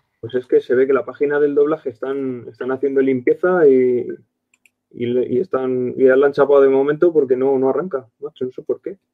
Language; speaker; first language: Spanish; native; Spanish